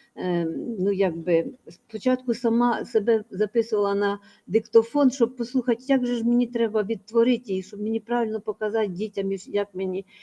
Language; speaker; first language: Ukrainian; native; Ukrainian